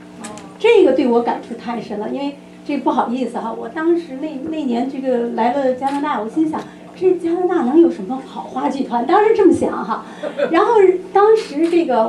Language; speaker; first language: Chinese; native; Chinese